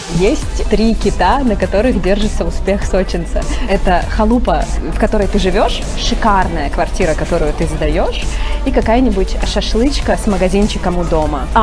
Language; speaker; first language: Russian; native; Russian